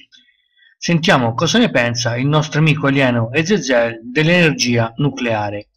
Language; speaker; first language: Italian; native; Italian